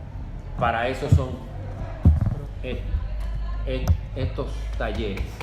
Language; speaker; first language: Spanish; native; Spanish